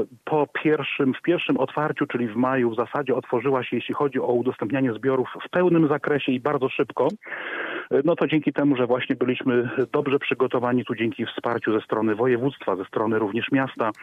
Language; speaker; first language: Polish; native; Polish